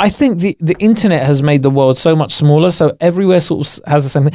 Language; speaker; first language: English; native; English